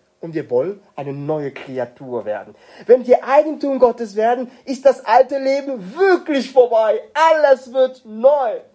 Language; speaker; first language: German; non-native, fluent; French